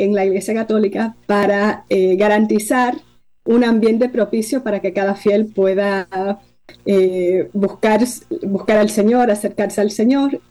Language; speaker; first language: Spanish; early bilingual, heritage; Spanish